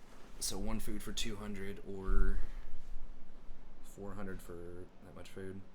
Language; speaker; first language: English; native; English